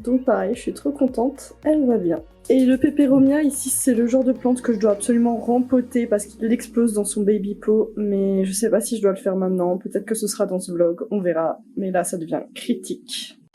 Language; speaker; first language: French; native; French